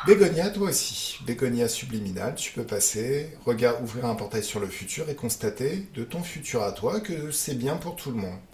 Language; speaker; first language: French; native; French